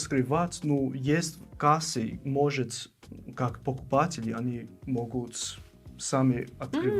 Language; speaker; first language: Russian; non-native, fluent; English